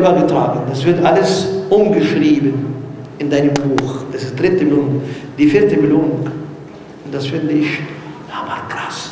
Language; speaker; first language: German; non-native, learner; Arabic